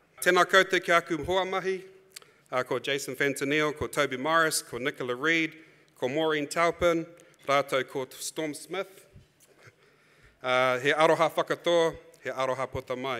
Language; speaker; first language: Māori; non-native, local second language; English